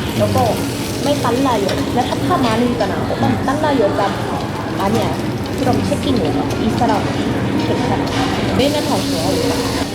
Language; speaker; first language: Korean; non-native, learner; Thai